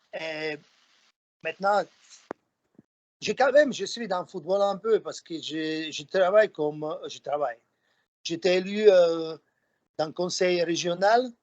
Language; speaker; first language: French; non-native, fluent; Slovak